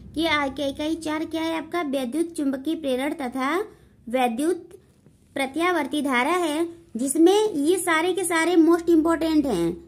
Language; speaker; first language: Hindi; native; Hindi